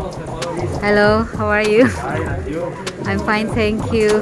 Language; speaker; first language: English; non-native, learner; Indonesian